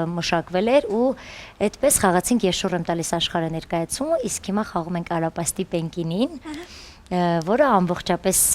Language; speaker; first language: Armenian; native; Armenian